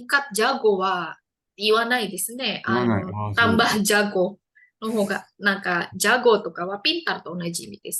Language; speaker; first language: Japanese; non-native, fluent; Indonesian